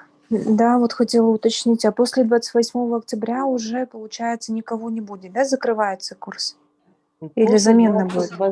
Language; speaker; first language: Russian; native; Russian